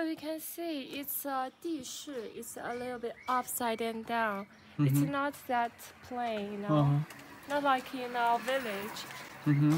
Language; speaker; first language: English; non-native, fluent; Chinese